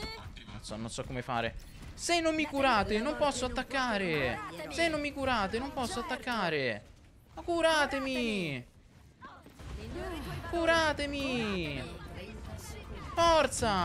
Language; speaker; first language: Italian; native; Italian